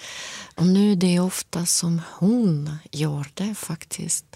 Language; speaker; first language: Swedish; non-native, fluent; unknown